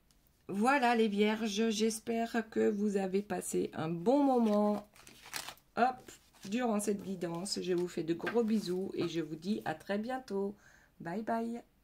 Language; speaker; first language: French; native; French